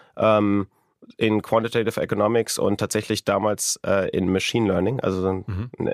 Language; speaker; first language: German; native; German